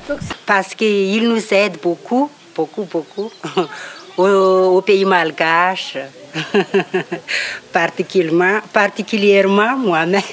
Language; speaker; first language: French; non-native, local second language; Malagasy